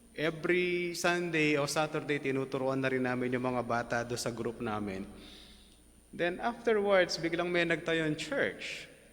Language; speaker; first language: Filipino; native; Filipino